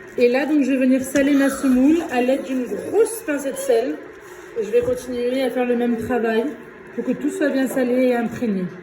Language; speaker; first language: French; early bilingual, other home language; Arabic